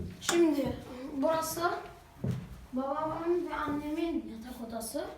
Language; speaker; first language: Turkish; early bilingual, heritage; Turkish